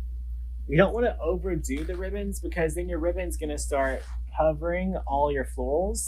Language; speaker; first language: English; native; English